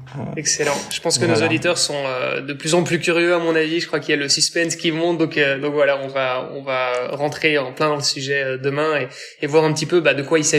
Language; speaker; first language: French; native; French